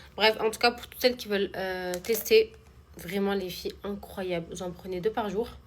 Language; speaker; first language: French; early bilingual, other home language; Arabic